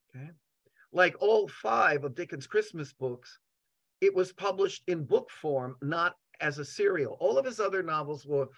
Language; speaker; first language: English; native; English